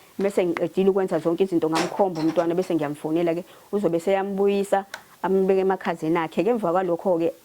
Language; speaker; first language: Zulu; native; Zulu